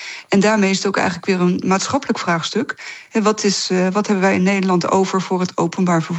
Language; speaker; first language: Dutch; native; Dutch